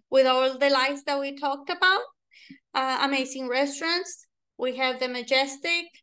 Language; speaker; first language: English; non-native, fluent; Spanish